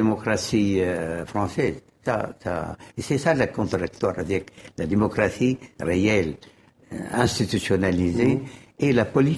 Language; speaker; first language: French; non-native, fluent; Arabic